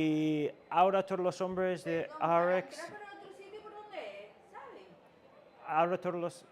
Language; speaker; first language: Spanish; non-native, learner; English